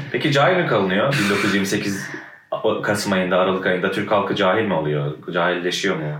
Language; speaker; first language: Turkish; native; Turkish